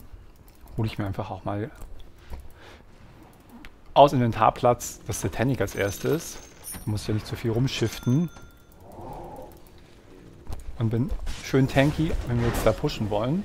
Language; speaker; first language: German; native; German